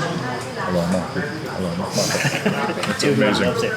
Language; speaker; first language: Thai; non-native, learner; English